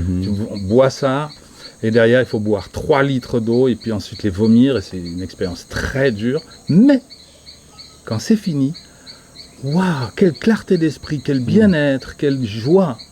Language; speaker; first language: French; native; French